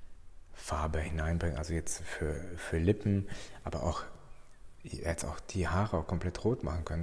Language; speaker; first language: German; native; German